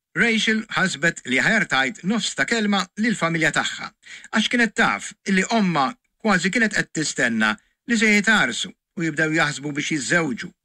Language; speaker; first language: Maltese; native; Maltese